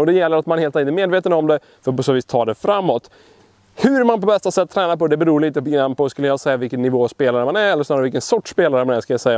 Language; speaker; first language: Swedish; native; Swedish